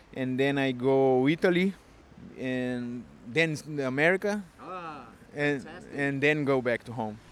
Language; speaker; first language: English; non-native, fluent; Portuguese